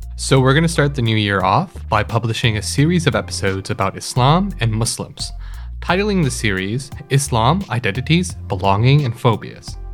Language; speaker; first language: English; native; English